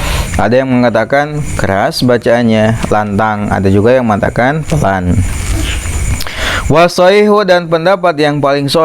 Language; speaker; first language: Indonesian; non-native, local second language; Sundanese